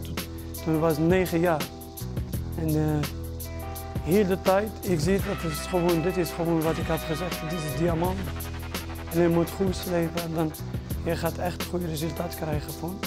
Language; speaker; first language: Dutch; non-native, fluent; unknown